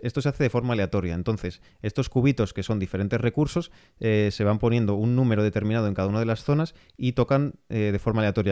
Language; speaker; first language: Spanish; native; Spanish